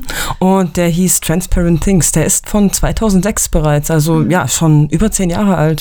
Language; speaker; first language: German; native; German